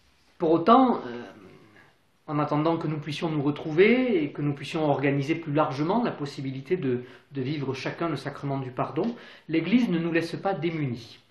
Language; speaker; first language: French; native; French